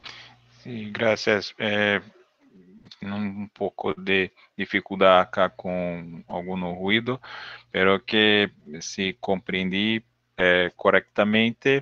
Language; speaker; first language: Spanish; non-native, learner; Portuguese